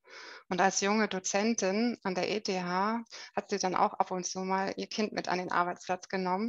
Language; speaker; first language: German; native; German